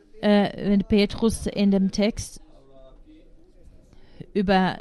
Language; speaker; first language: German; non-native, fluent; Finnish